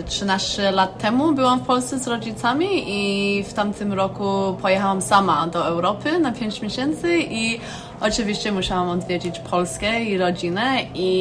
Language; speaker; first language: Polish; early bilingual, heritage; English